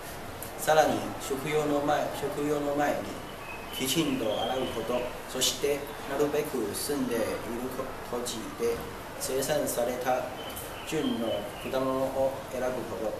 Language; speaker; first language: Japanese; non-native, learner; Chinese